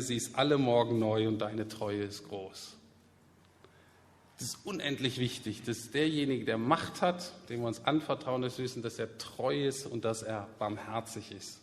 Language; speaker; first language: German; native; German